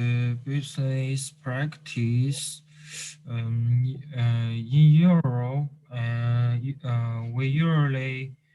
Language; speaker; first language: English; non-native, learner; Chinese